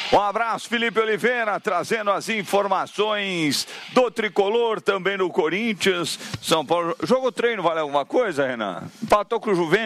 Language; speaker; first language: Portuguese; native; Portuguese